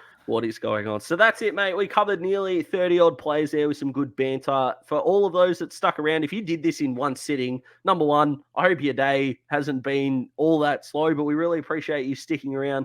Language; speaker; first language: English; native; English